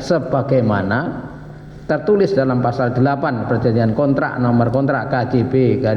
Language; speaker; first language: Indonesian; native; Indonesian